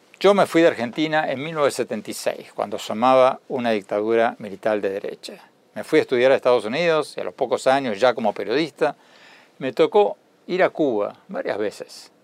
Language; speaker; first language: Spanish; native; Spanish